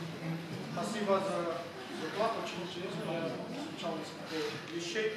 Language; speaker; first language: Russian; non-native, fluent; Catalan